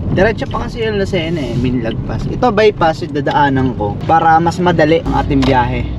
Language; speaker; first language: Filipino; native; Filipino